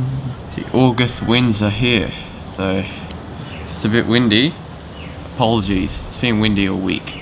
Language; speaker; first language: English; native; English